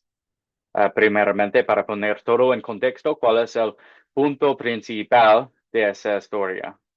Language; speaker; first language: Spanish; non-native, fluent; English